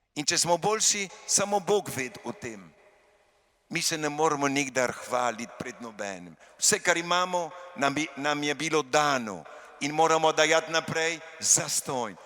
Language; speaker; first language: Slovenian; early bilingual, heritage; Slovenian